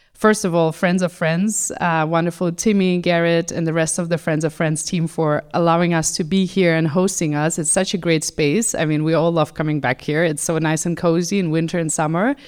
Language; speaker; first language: English; non-native, fluent; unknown